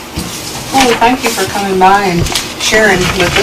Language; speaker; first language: English; native; English